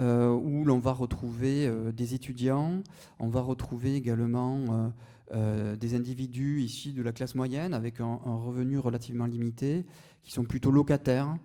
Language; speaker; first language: French; native; French